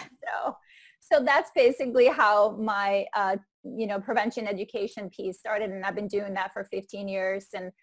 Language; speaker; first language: English; non-native, fluent; Icelandic